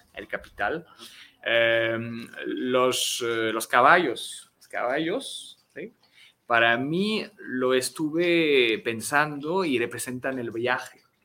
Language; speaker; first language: Spanish; non-native, fluent; French